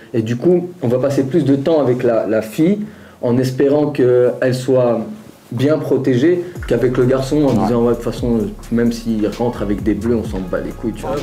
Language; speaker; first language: French; early bilingual, other home language; Arabic